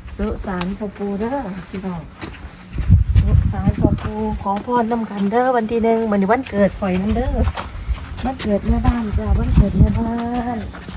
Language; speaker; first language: Thai; native; Thai